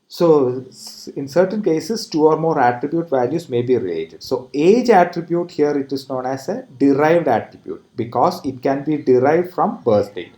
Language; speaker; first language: English; non-native, local second language; Malayalam